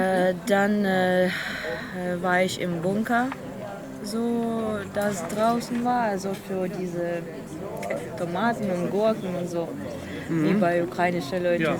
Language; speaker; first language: German; non-native, learner; Ukrainian